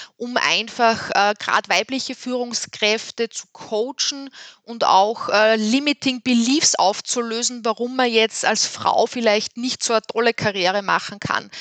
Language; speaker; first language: German; native; German